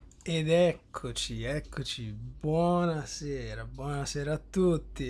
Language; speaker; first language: Italian; native; Italian